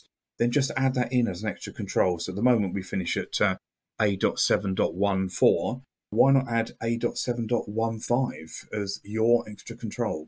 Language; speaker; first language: English; native; English